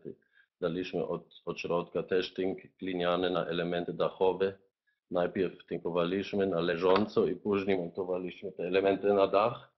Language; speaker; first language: Polish; non-native, fluent; German